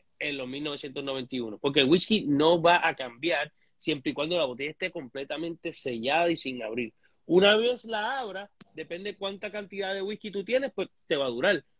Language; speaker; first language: Spanish; native; Spanish